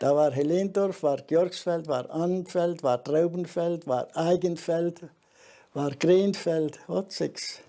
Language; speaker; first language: German; early bilingual, heritage; German